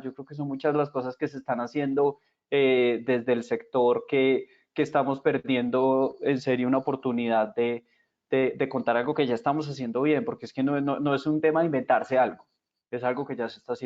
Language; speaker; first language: Spanish; native; Spanish